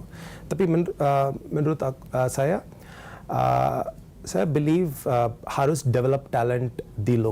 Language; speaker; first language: Indonesian; non-native, learner; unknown